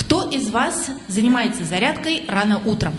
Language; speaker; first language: Russian; native; Russian